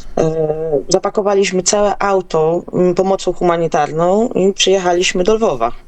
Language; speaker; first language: Polish; native; Polish